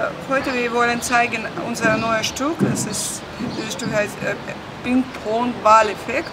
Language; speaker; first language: German; non-native, learner; Russian